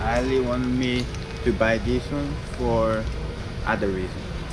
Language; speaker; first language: English; non-native, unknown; Korean